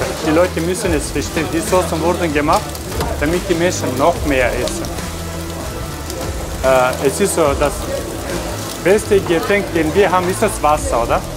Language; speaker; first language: German; non-native, fluent; Turkish